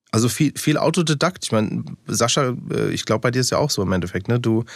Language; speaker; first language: German; early bilingual, other home language; English